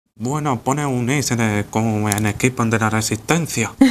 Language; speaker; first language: Spanish; native; Spanish